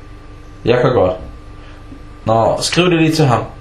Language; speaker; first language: Danish; early bilingual, other home language; Arabic